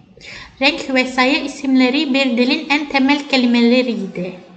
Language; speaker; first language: Turkish; non-native, fluent; Indonesian